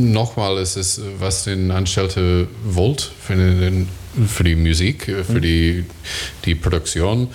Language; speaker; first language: German; non-native, learner; English